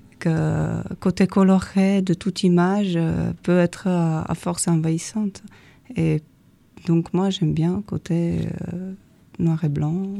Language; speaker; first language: French; non-native, fluent; Czech